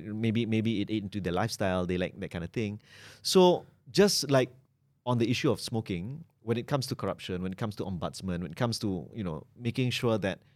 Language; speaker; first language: English; non-native, local second language; Malay